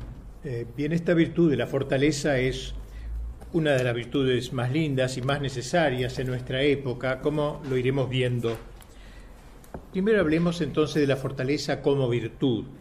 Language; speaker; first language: Spanish; native; Spanish